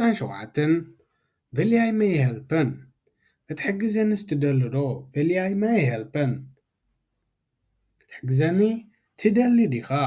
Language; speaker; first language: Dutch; non-native, fluent; Tigrinya